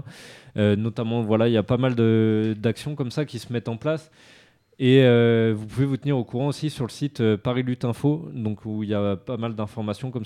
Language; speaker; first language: French; native; French